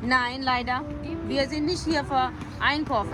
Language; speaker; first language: German; non-native, learner; Urdu